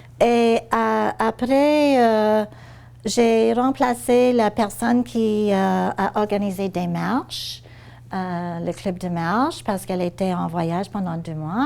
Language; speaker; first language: French; non-native, fluent; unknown